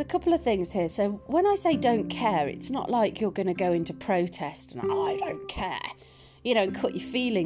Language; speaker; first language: English; native; English